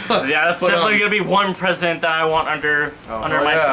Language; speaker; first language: English; native; English